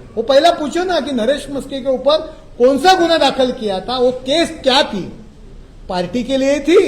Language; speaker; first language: Hindi; non-native, local second language; Marathi